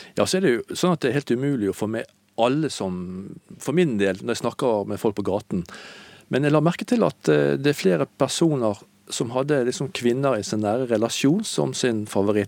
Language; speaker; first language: Norwegian; native; Norwegian